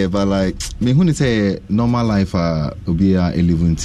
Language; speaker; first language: English; non-native, local second language; Akan